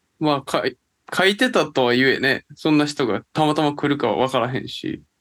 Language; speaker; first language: Japanese; native; Japanese